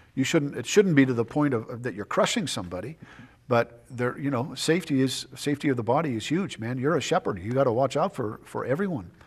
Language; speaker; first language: English; native; English